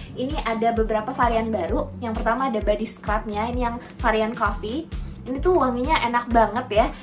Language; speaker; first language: Indonesian; native; Indonesian